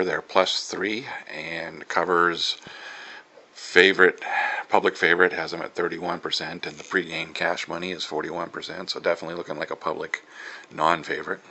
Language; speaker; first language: English; native; English